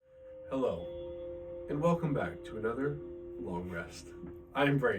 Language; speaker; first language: English; native; English